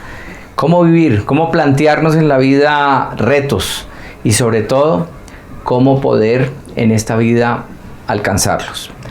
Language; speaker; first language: Spanish; native; Spanish